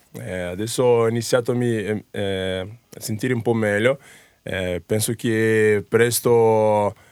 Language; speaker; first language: Italian; non-native, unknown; Portuguese